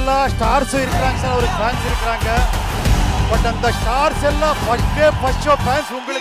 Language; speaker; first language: Tamil; non-native, learner; Kannada